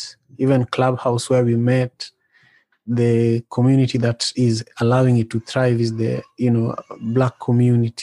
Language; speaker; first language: English; non-native, local second language; Luo (Kenya and Tanzania)